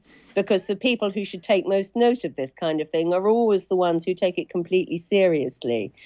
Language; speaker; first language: English; native; English